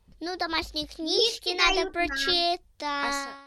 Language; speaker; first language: Russian; early bilingual, heritage; Russian